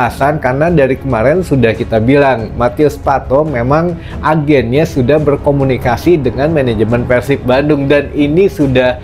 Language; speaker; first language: Indonesian; native; Indonesian